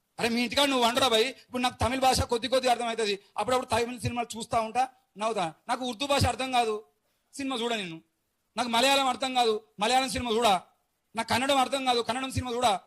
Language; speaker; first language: Telugu; native; Telugu